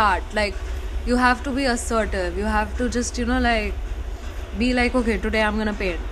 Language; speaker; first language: English; non-native, local second language; Gujarati